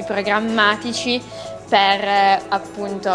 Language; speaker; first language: Italian; native; Italian